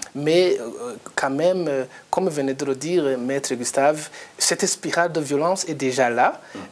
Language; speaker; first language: French; non-native, local second language; Rundi